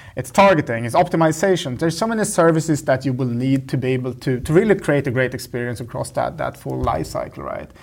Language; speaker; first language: English; non-native, fluent; Swedish